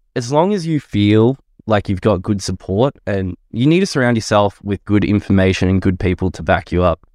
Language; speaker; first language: English; native; English